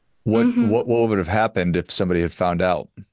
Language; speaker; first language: English; native; English